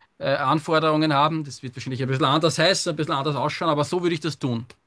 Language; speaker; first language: German; native; German